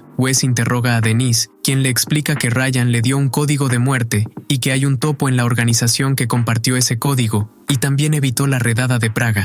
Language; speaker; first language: Spanish; native; Spanish